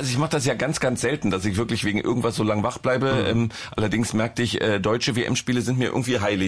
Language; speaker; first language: German; native; German